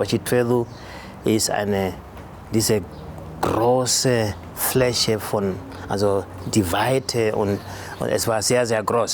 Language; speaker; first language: German; non-native, local second language; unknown